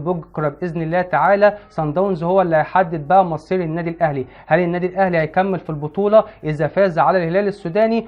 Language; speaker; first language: Arabic; native; Arabic